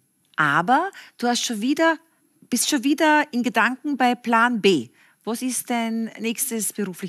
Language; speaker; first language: German; native; German